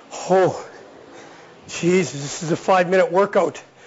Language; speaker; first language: English; native; English